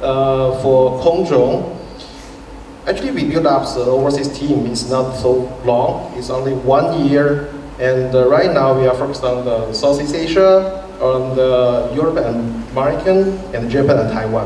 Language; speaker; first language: English; non-native, fluent; Chinese